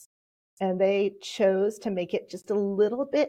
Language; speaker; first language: English; early bilingual, other home language; Polish